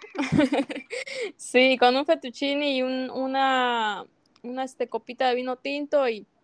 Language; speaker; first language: Spanish; native; Spanish